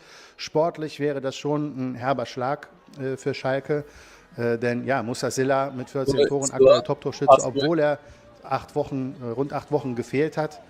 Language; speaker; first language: German; native; German